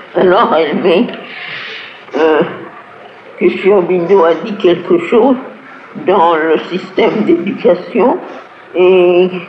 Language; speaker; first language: French; native; French